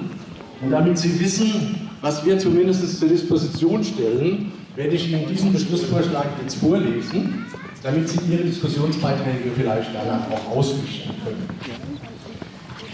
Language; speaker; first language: German; native; German